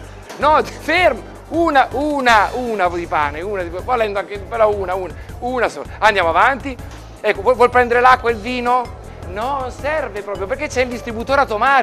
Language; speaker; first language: Italian; native; Italian